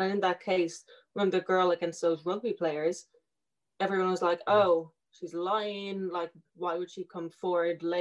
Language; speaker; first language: English; native; English